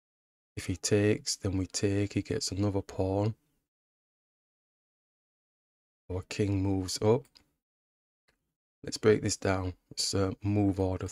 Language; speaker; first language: English; native; English